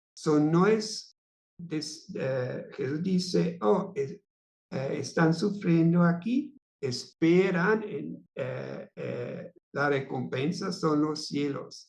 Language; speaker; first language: Spanish; non-native, fluent; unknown